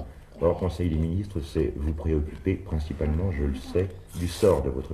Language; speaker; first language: French; native; French